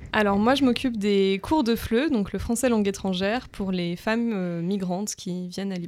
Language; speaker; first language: French; native; French